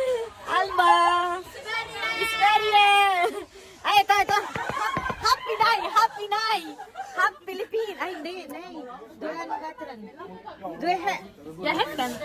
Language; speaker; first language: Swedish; non-native, learner; Filipino